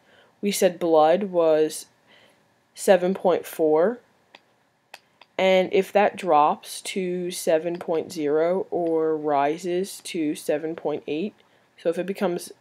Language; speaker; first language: English; native; English